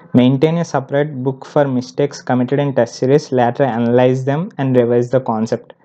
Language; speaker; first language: English; non-native, local second language; Telugu